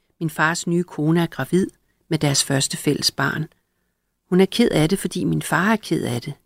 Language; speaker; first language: Danish; native; Danish